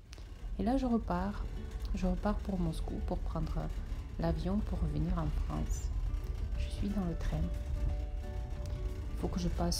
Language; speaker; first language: French; non-native, fluent; Russian